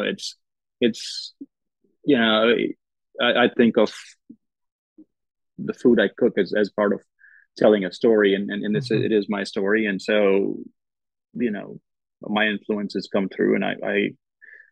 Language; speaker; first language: English; non-native, local second language; Gujarati